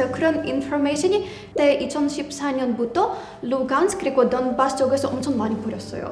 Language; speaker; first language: Korean; non-native, fluent; Ukrainian